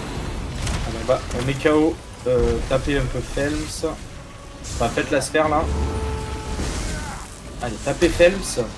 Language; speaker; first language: French; native; French